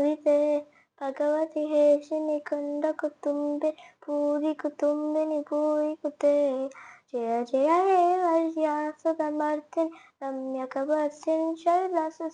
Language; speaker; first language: Telugu; early bilingual, heritage; Telugu